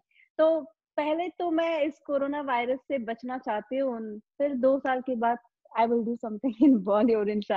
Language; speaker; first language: Hindi; non-native, fluent; Pashto